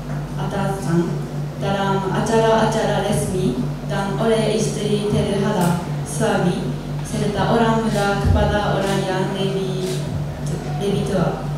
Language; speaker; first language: Indonesian; non-native, learner; Japanese